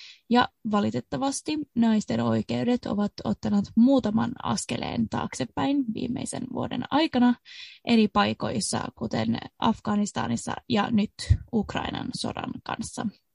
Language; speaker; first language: Finnish; non-native, fluent; Swedish